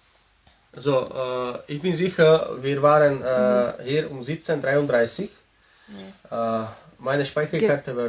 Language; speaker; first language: German; non-native, learner; Slovak